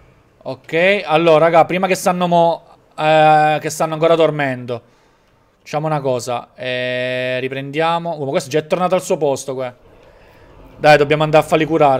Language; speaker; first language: Italian; native; Italian